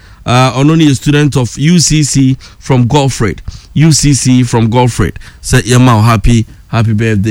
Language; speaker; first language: English; non-native, local second language; Akan